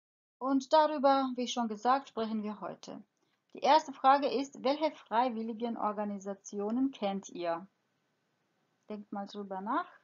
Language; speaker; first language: German; non-native, fluent; Croatian